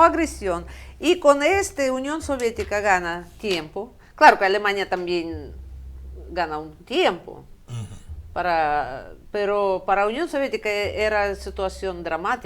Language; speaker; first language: Spanish; non-native, fluent; Russian